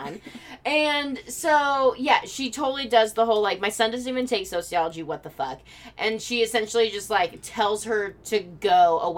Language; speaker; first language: English; native; English